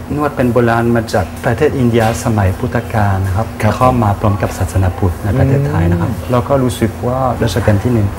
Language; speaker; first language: Thai; non-native, fluent; French